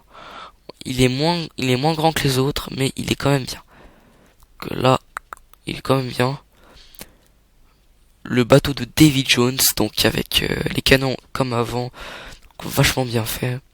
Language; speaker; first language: French; native; French